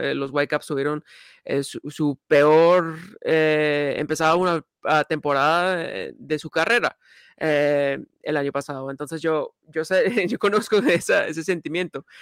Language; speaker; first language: Spanish; early bilingual, heritage; Spanish